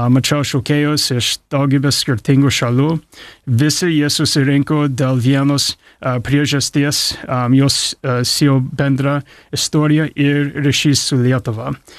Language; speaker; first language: Lithuanian; early bilingual, heritage; English